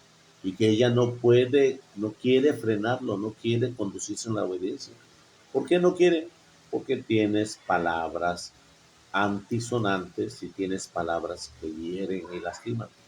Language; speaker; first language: Spanish; native; Spanish